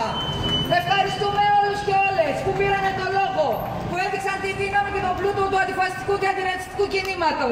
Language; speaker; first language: Greek; native; Greek